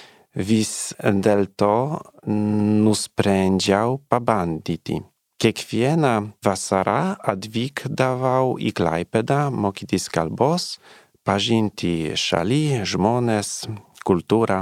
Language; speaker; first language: Lithuanian; non-native, learner; Polish